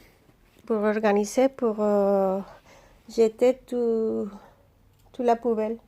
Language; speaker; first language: French; non-native, learner; Spanish